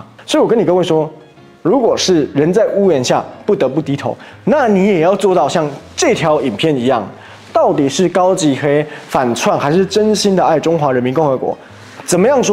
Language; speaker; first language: Chinese; native; Chinese